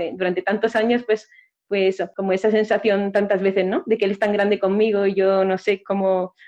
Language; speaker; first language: Spanish; native; Spanish